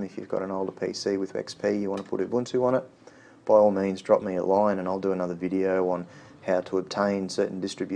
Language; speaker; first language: English; native; English